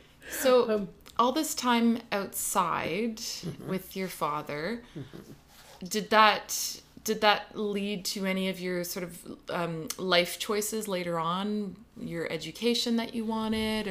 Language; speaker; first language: English; native; English